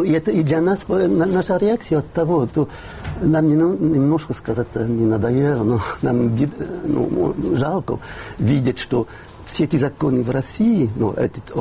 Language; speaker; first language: Russian; non-native, fluent; French